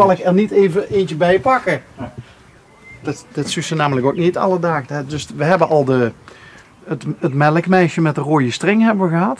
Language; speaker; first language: Dutch; native; Dutch